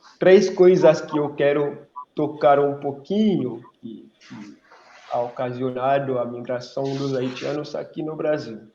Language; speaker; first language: Portuguese; non-native, local second language; Haitian Creole